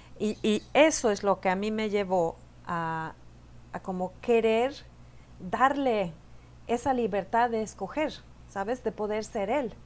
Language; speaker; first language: Spanish; non-native, fluent; Swedish